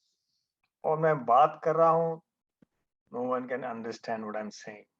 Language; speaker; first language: English; non-native, local second language; Hindi